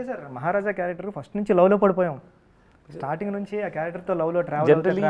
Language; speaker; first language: Telugu; native; Telugu